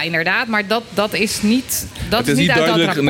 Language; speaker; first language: Dutch; native; Dutch